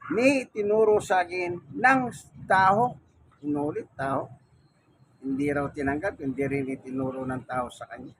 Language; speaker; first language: Filipino; native; Filipino